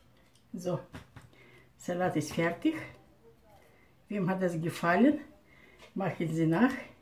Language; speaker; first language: German; non-native, fluent; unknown